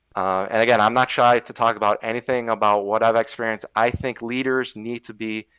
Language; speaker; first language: English; native; English